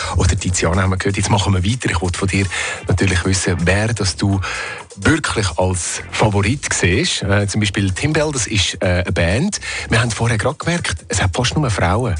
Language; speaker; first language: German; native; German